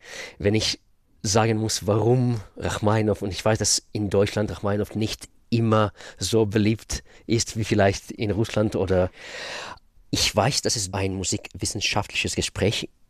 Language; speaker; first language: German; non-native, fluent; Russian